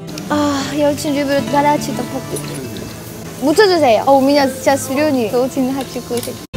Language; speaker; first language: Russian; non-native, learner; Korean